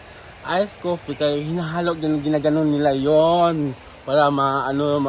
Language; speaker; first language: Filipino; non-native, local second language; Cebuano